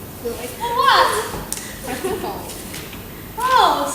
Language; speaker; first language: English; non-native, learner; Indonesian